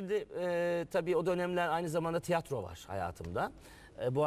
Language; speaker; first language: Turkish; native; Turkish